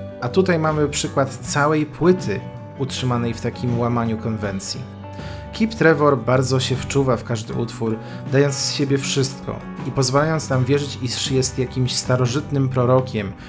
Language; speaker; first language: Polish; native; Polish